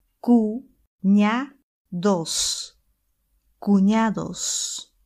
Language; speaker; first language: Spanish; native; Spanish